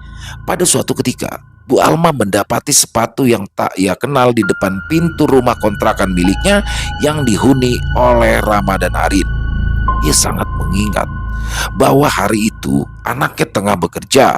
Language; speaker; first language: Indonesian; native; Indonesian